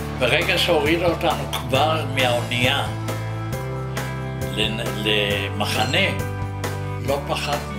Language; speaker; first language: Hebrew; non-native, fluent; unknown